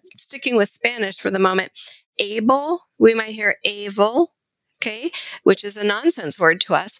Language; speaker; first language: English; native; English